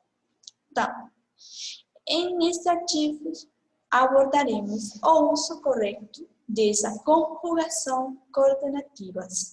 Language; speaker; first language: Portuguese; non-native, fluent; Spanish